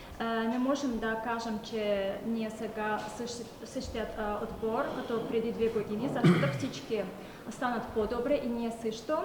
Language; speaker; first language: Bulgarian; non-native, learner; Azerbaijani